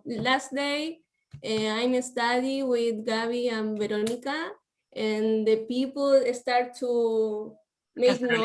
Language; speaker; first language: English; non-native, learner; Spanish